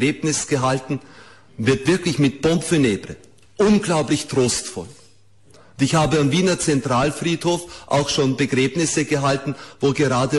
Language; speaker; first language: German; native; German